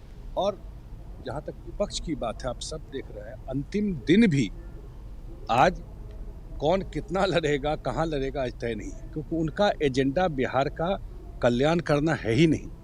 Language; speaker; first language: Hindi; native; Hindi